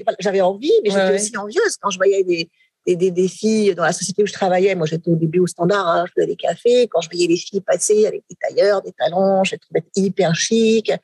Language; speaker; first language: French; native; French